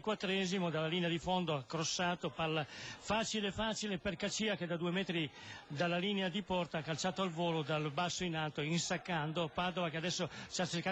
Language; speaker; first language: Italian; native; Italian